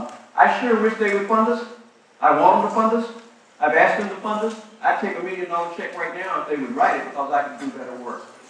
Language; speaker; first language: English; native; English